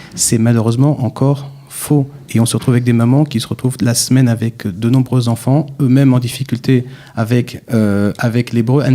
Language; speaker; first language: French; native; French